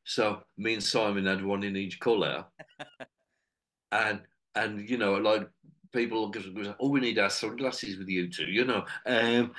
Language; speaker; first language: English; native; English